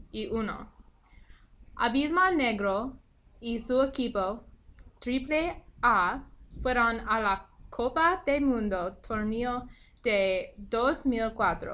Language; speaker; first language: Spanish; non-native, learner; English